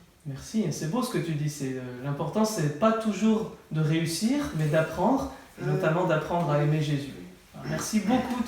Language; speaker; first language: French; native; French